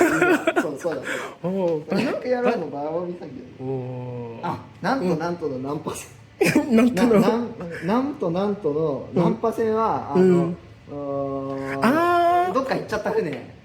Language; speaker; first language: Japanese; native; Japanese